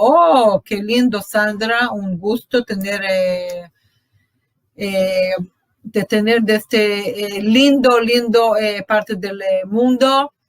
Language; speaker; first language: Spanish; non-native, fluent; Portuguese